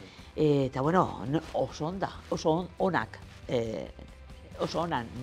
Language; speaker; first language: Basque; non-native, local second language; Spanish